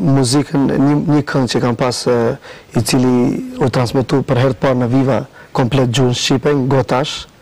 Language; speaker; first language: Albanian; early bilingual, heritage; Albanian